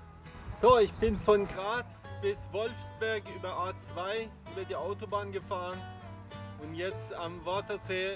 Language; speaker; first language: German; non-native, fluent; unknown